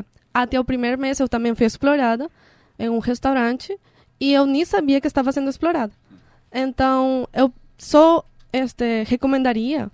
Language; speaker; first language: Portuguese; non-native, learner; Spanish